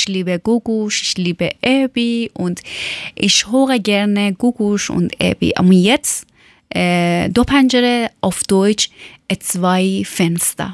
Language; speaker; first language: German; non-native, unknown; Persian